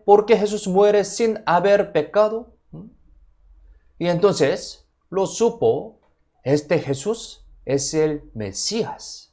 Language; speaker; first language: Spanish; non-native, fluent; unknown